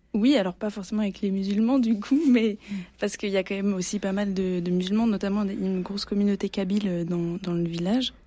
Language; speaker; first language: French; native; French